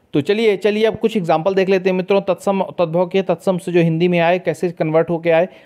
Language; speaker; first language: Hindi; native; Hindi